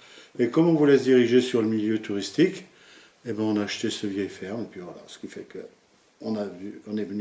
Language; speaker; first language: French; native; French